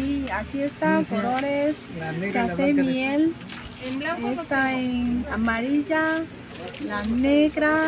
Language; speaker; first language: Spanish; non-native, learner; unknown